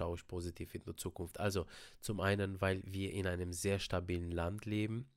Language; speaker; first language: German; early bilingual, other home language; Romanian